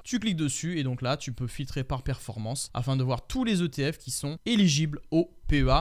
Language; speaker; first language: French; native; French